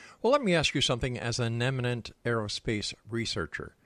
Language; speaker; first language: English; native; English